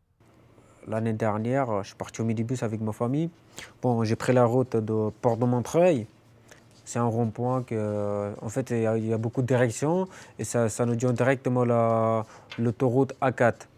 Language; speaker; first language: French; non-native, fluent; Romanian